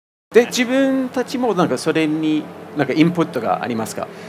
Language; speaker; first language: Japanese; non-native, fluent; English